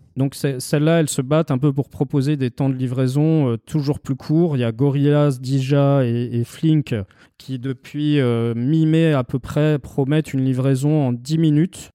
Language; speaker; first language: French; native; French